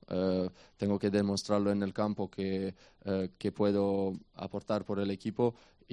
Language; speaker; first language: Spanish; non-native, fluent; Romanian